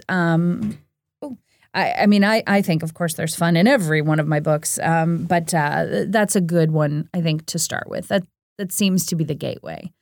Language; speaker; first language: English; native; English